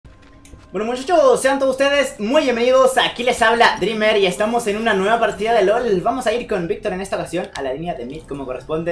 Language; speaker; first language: Spanish; native; Spanish